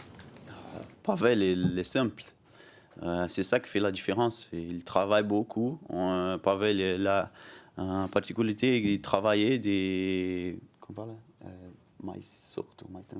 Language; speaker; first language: French; non-native, learner; Portuguese